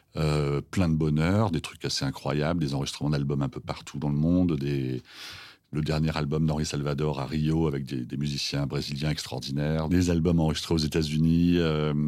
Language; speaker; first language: French; native; French